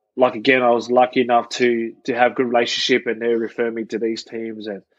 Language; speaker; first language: English; native; English